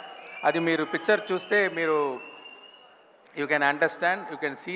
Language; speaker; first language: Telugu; non-native, local second language; Tamil